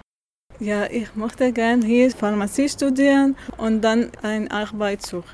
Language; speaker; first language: German; non-native, learner; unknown